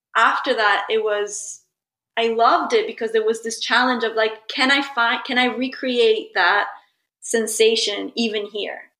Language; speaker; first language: English; early bilingual, other home language; Italian